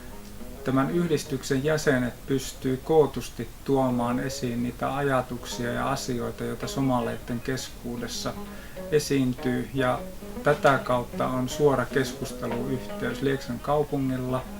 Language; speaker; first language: Finnish; native; Finnish